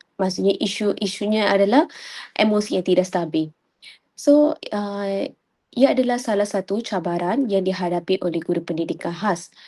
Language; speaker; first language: Malay; non-native, local second language; Tamil